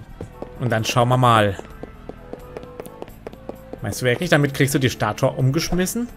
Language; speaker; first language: German; native; German